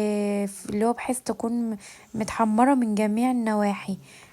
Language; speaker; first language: Arabic; native; Arabic